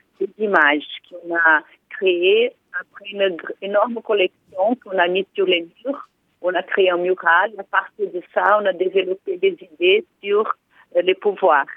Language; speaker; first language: French; non-native, fluent; Portuguese